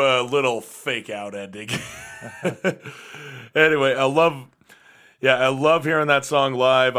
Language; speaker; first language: English; native; English